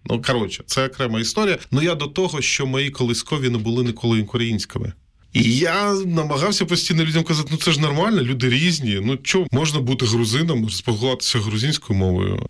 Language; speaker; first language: Ukrainian; non-native, local second language; Russian